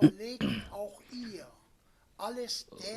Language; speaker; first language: German; native; German